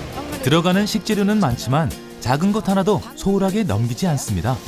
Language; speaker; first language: Korean; native; Korean